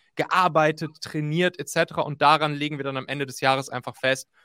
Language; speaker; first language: German; native; German